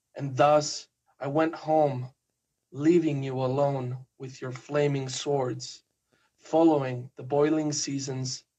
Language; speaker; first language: English; non-native, fluent; Spanish